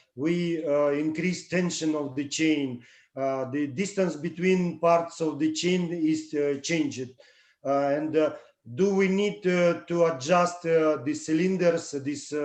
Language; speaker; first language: English; non-native, learner; Russian